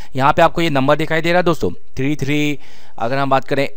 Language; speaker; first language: Hindi; native; Hindi